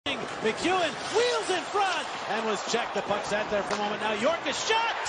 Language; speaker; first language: English; native; English